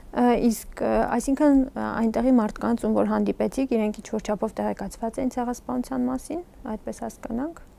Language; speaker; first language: Armenian; native; Armenian